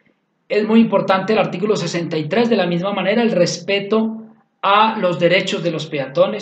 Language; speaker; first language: Spanish; native; Spanish